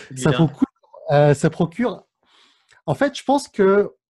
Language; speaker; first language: French; native; French